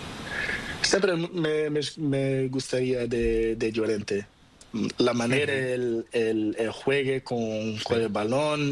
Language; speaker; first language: Spanish; non-native, learner; Portuguese